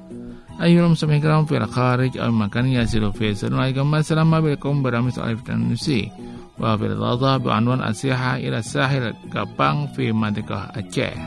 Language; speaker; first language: Arabic; non-native, fluent; Indonesian